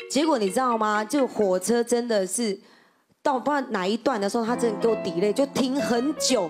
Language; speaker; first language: Chinese; native; Chinese